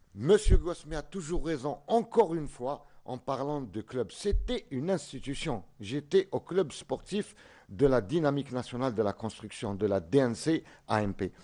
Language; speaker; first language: French; non-native, local second language; Arabic